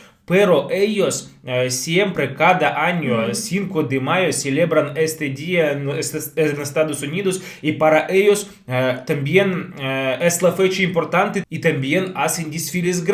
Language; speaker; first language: Spanish; non-native, fluent; Russian